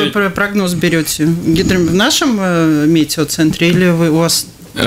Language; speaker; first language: Russian; native; Russian